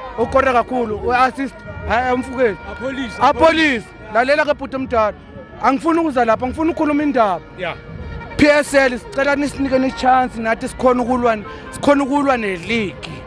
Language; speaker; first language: Zulu; non-native, local second language; Tswana